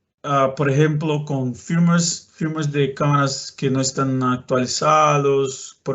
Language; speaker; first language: Spanish; non-native, fluent; Portuguese